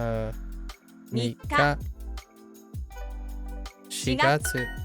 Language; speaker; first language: Japanese; non-native, learner; English